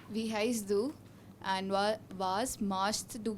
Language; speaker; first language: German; non-native, learner; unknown